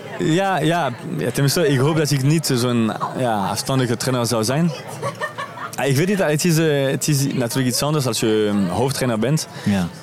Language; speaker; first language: Dutch; non-native, fluent; French